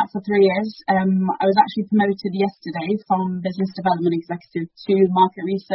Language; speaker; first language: English; early bilingual, other home language; Persian